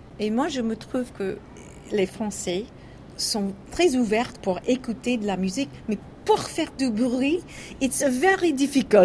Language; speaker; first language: French; non-native, learner; English